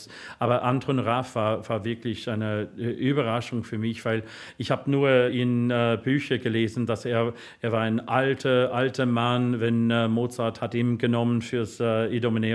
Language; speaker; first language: German; non-native, fluent; English